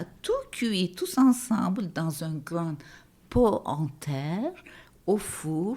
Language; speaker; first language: French; non-native, fluent; Turkish